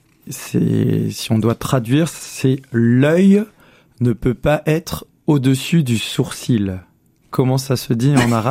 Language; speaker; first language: French; native; French